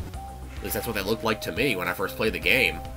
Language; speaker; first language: English; native; English